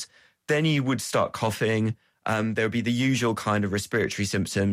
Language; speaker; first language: English; native; English